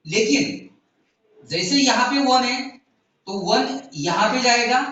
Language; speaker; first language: Hindi; non-native, local second language; Marathi